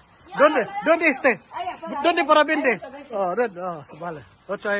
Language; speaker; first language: Spanish; non-native, learner; Filipino